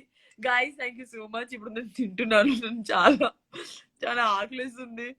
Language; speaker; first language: Telugu; non-native, learner; Gujarati